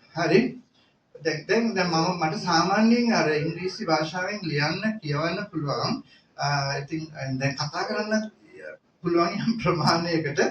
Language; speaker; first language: Sinhala; native; Sinhala